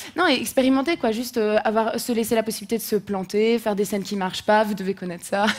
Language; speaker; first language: French; native; French